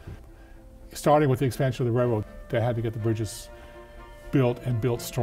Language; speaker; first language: English; native; English